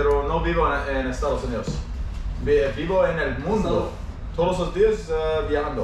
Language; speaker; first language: Spanish; non-native, learner; English